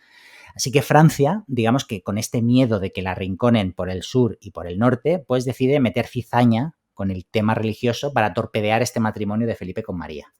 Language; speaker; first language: Spanish; native; Spanish